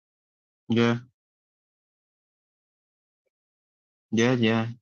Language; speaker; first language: English; non-native, learner; Vietnamese